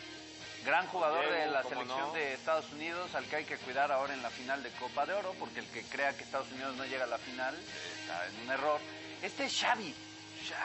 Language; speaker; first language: Spanish; native; Spanish